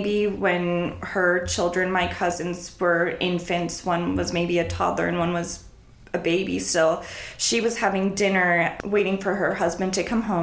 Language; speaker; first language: English; early bilingual, other home language; Spanish